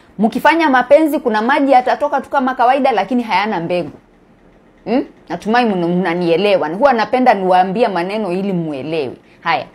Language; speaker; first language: Swahili; native; Swahili